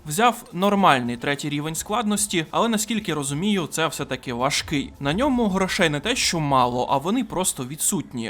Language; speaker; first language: Ukrainian; native; Ukrainian